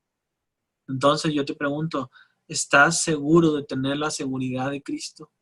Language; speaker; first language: Spanish; native; Spanish